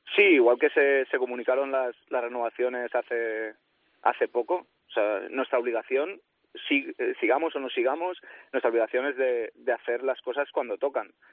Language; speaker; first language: Spanish; non-native, local second language; Catalan